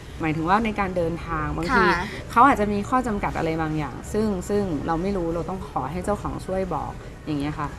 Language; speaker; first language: Thai; native; Thai